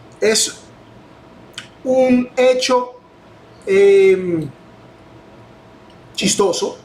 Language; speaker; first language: Spanish; non-native, fluent; English